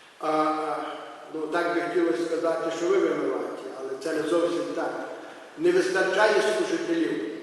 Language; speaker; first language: Ukrainian; native; Ukrainian